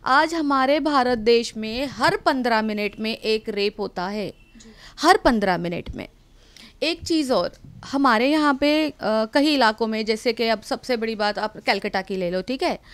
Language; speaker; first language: Hindi; non-native, local second language; Marathi